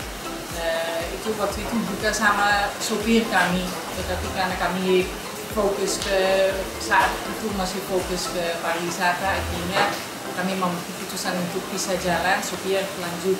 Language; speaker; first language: Indonesian; non-native, fluent; Dutch